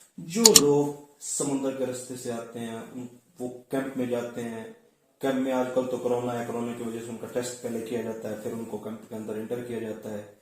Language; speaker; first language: Urdu; non-native, local second language; Punjabi